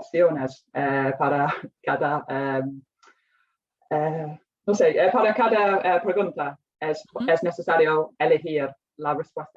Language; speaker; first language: Spanish; non-native, fluent; English